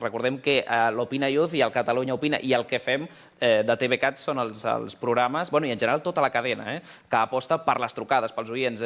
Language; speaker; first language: Catalan; native; Catalan